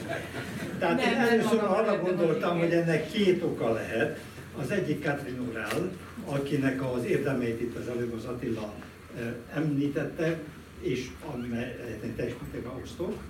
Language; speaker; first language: Hungarian; native; Hungarian